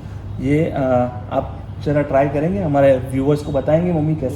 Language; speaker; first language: Hindi; native; Hindi